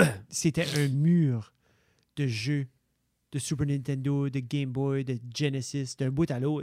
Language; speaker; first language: French; native; French